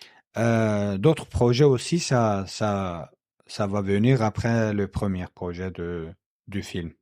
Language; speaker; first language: French; non-native, learner; Kurdish